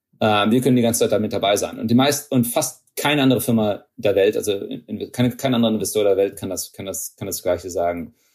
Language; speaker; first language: German; early bilingual, heritage; German